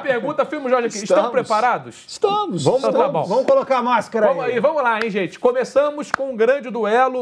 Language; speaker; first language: Portuguese; native; Portuguese